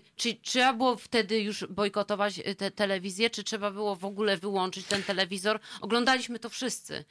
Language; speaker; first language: Polish; native; Polish